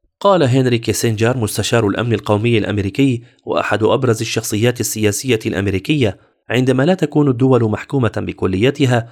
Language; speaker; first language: Arabic; native; Arabic